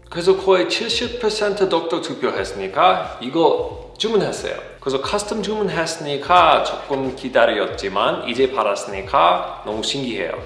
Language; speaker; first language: Korean; non-native, fluent; English